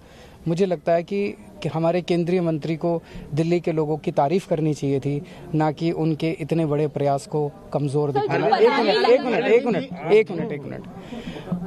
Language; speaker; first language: Hindi; native; Hindi